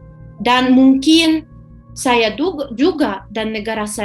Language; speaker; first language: Indonesian; non-native, fluent; Ukrainian